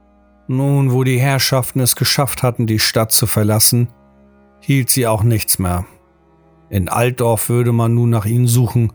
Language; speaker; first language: German; native; German